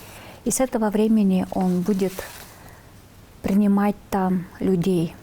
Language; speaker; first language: Russian; non-native, local second language; Tuvinian